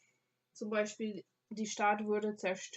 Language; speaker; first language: German; non-native, fluent; English